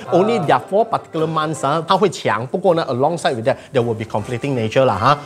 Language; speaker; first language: English; non-native, local second language; Chinese